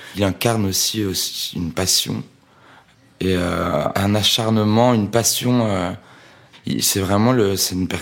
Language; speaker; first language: French; native; French